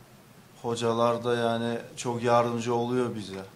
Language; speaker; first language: Turkish; early bilingual, heritage; English